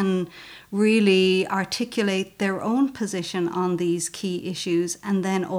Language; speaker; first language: English; native; English